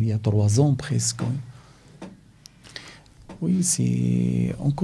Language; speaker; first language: French; non-native, learner; Arabic